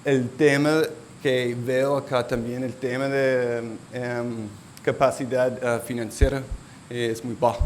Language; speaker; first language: Spanish; non-native, local second language; English